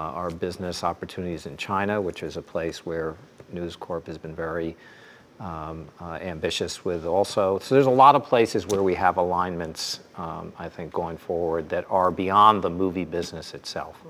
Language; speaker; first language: English; native; English